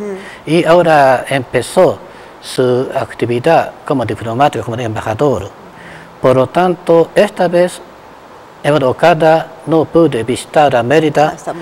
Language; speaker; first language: Spanish; non-native, fluent; Japanese